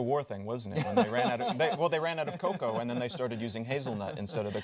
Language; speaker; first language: English; native; English